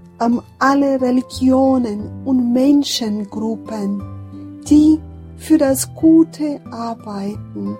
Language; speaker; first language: German; non-native, fluent; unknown